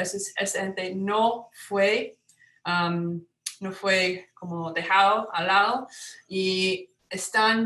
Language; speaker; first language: Spanish; non-native, fluent; English